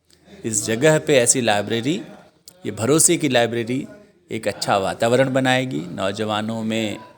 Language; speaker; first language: Hindi; native; Hindi